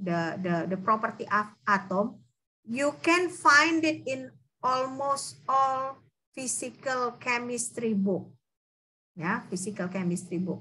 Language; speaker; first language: English; non-native, fluent; Indonesian